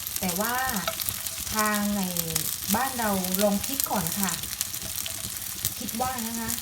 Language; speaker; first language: Thai; native; Thai